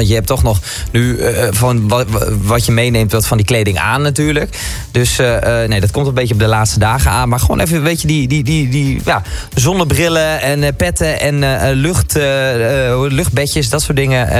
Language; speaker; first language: Dutch; native; Dutch